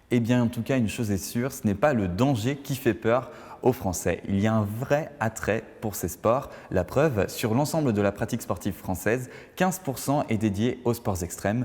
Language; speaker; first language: French; native; French